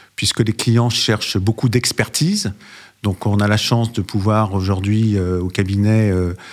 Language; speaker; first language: French; native; French